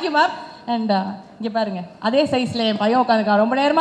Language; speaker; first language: Tamil; native; Tamil